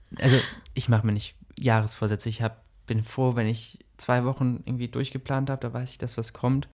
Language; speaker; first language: German; native; German